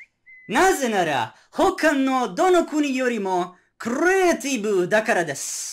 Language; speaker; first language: Japanese; non-native, learner; Italian